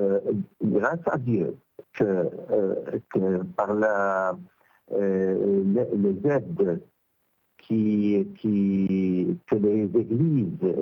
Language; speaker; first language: French; non-native, local second language; Arabic